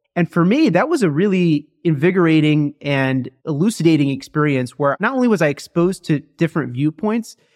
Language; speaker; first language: English; native; English